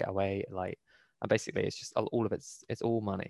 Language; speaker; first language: English; native; English